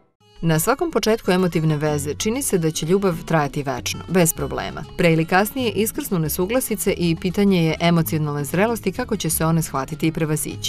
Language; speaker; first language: Serbian; native; Serbian